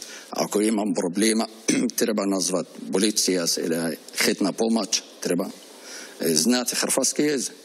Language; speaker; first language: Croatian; non-native, learner; Arabic